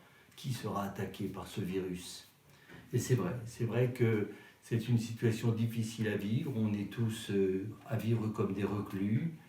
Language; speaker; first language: French; native; French